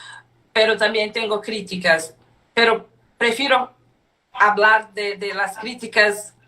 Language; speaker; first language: Spanish; non-native, fluent; Portuguese